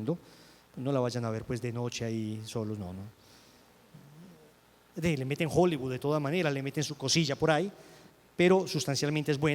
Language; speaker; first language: Spanish; native; Spanish